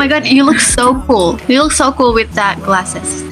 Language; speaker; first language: English; non-native, learner; Chinese